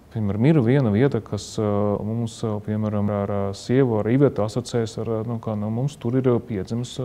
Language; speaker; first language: Latvian; non-native, local second language; Russian